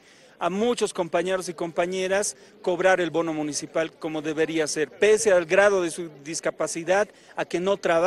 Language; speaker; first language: Spanish; native; Spanish